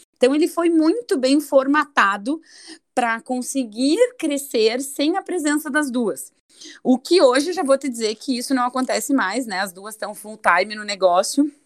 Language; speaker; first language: Portuguese; native; Portuguese